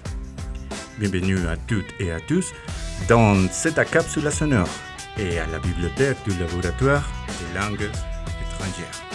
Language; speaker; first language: French; non-native, fluent; Spanish